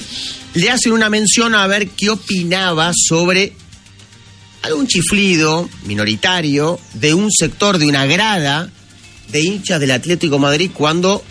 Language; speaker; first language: Spanish; native; Spanish